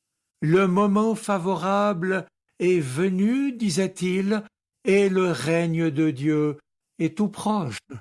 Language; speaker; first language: French; native; French